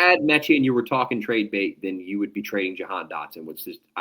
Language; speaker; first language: English; native; English